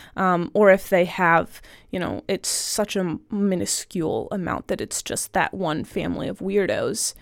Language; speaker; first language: English; native; English